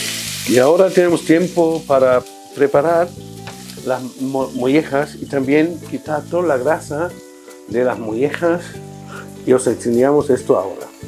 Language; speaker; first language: Spanish; non-native, fluent; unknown